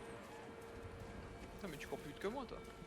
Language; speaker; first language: French; native; French